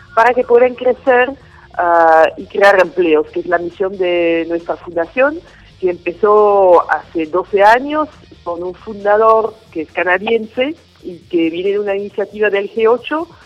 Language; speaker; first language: Spanish; non-native, fluent; Dutch